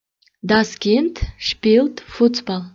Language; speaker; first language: German; non-native, learner; Kyrgyz